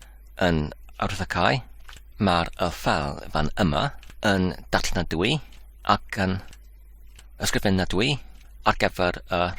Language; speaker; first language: Welsh; non-native, learner; English